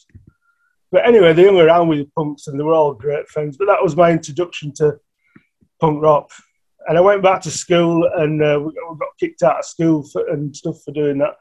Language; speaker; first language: English; native; English